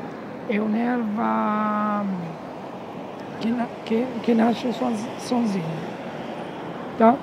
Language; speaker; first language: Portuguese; non-native, fluent; Italian